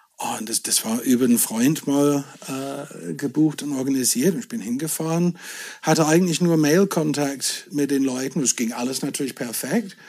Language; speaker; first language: German; non-native, fluent; English